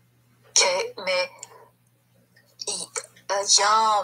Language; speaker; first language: Spanish; non-native, learner; English